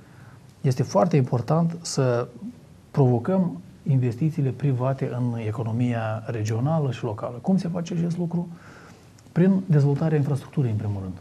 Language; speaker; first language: Romanian; native; Romanian